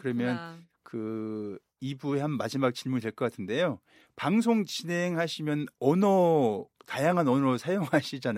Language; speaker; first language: Korean; native; Korean